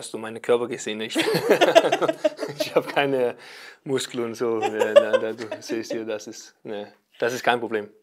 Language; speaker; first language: German; non-native, learner; Danish